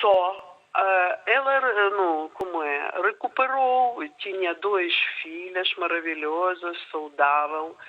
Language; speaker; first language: Portuguese; non-native, learner; Ukrainian